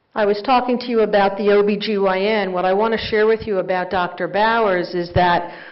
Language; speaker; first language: English; native; English